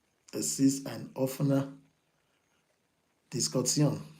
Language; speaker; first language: German; non-native, learner; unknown